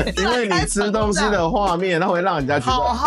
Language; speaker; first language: Chinese; native; Chinese